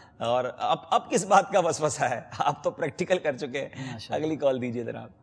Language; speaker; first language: Urdu; native; Urdu